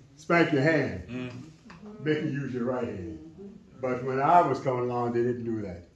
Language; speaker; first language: English; native; English